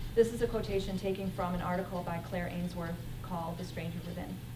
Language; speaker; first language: English; native; English